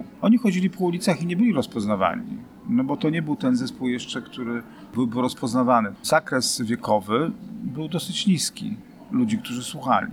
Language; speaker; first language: Polish; native; Polish